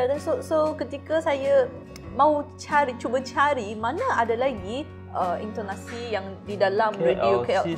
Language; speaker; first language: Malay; non-native, fluent; Chinese